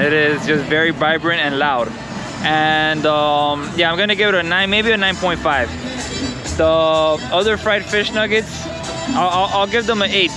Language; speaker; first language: English; native; English